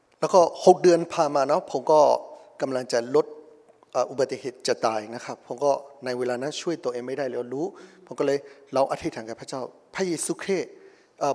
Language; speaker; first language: Thai; non-native, fluent; Burmese